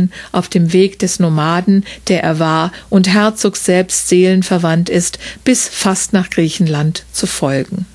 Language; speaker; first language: German; native; German